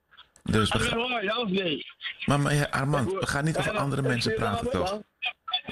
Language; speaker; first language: Dutch; native; Dutch